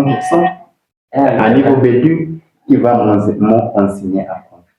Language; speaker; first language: French; non-native, learner; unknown